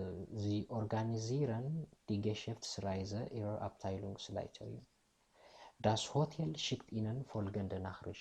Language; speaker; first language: German; non-native, fluent; Tigrinya